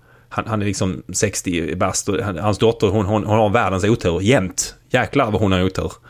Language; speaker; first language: Swedish; native; Swedish